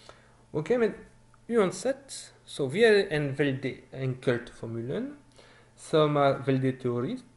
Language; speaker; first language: Norwegian; non-native, fluent; French